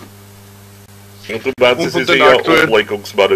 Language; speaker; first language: German; native; German